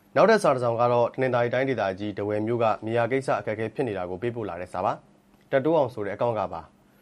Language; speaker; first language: Burmese; native; Burmese